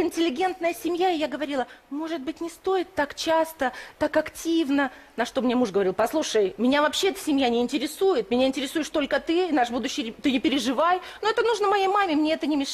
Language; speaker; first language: Russian; native; Russian